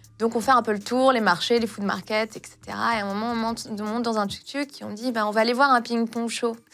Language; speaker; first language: French; non-native, local second language; Arabic